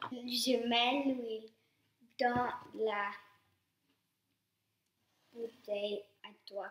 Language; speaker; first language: French; non-native, learner; English